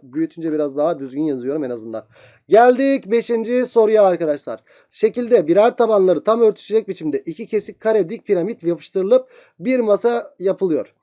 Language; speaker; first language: Turkish; native; Turkish